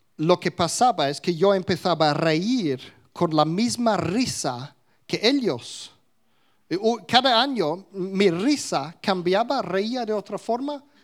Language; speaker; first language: Spanish; non-native, fluent; English